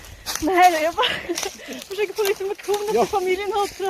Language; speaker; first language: Swedish; native; Swedish